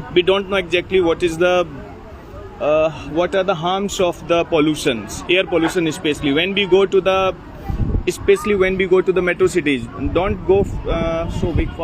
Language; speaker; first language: English; non-native, local second language; Hindi